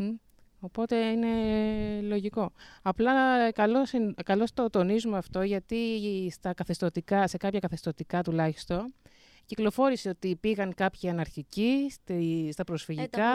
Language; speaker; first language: Greek; native; Greek